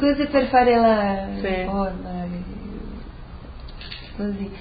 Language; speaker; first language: Italian; non-native, learner; Portuguese